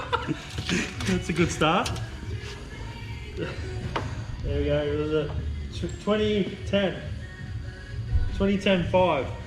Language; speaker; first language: English; native; English